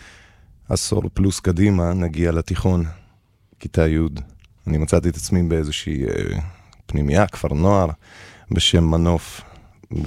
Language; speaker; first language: Hebrew; early bilingual, other home language; Russian